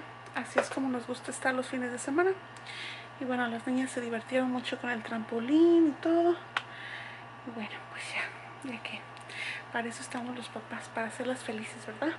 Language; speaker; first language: Spanish; native; Spanish